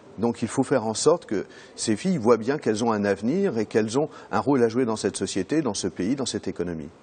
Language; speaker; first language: French; native; French